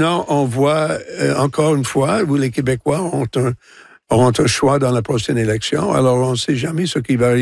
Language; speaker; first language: French; non-native, local second language; English